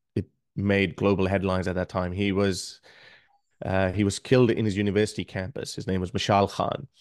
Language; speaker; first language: English; non-native, local second language; Urdu